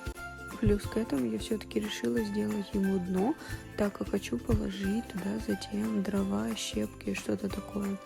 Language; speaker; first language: Russian; native; Russian